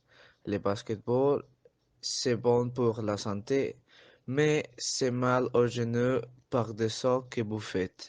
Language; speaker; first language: French; non-native, learner; Spanish